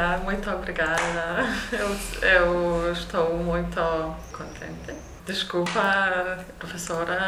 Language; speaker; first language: Portuguese; non-native, learner; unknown